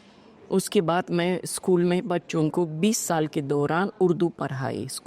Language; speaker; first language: Hindi; non-native, fluent; Uzbek